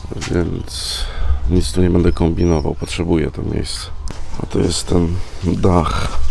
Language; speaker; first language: Polish; native; Polish